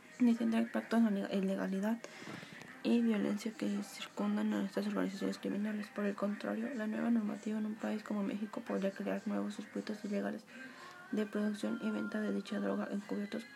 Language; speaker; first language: Spanish; native; Spanish